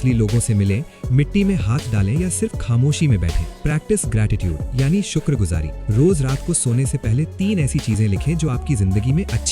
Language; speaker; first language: Hindi; native; Hindi